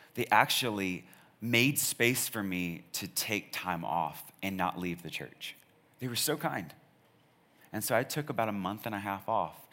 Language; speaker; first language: English; native; English